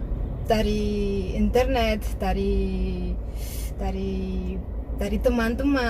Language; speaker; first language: Indonesian; non-native, learner; Malagasy